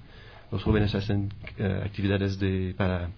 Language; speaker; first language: Spanish; non-native, fluent; French